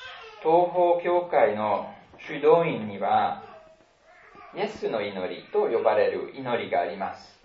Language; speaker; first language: Japanese; non-native, fluent; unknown